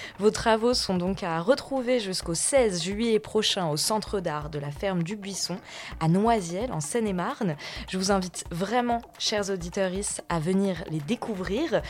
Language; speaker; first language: French; native; French